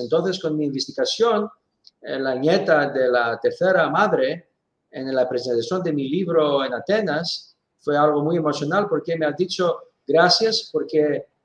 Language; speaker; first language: Spanish; non-native, fluent; Greek